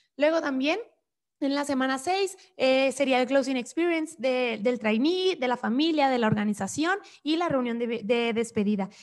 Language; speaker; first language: Spanish; native; Spanish